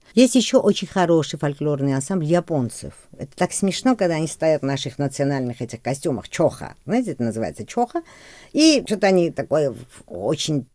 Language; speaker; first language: Russian; non-native, local second language; Georgian